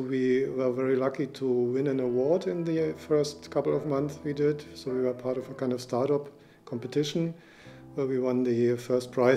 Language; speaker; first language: English; non-native, fluent; German